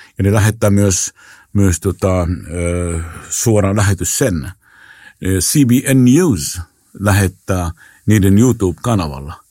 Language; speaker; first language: Finnish; non-native, fluent; Arabic